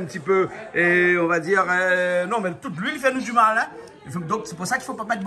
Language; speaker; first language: French; native; French